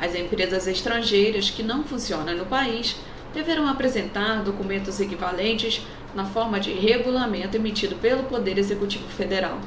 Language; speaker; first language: Portuguese; native; Portuguese